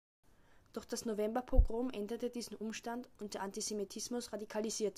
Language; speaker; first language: German; native; German